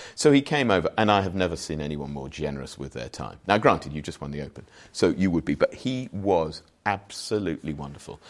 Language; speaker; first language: English; native; English